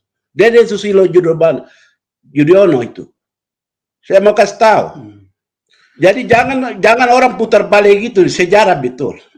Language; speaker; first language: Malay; non-native, local second language; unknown